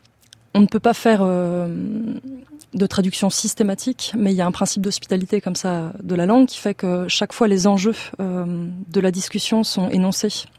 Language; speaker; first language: French; native; French